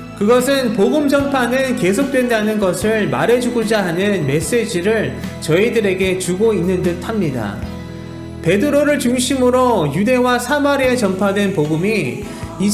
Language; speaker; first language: Korean; native; Korean